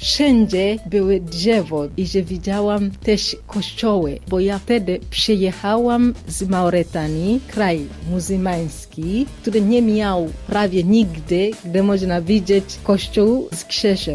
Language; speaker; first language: Polish; non-native, fluent; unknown